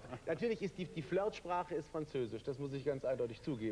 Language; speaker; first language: German; native; German